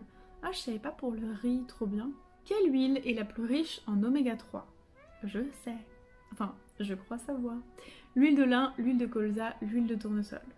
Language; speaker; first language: French; native; French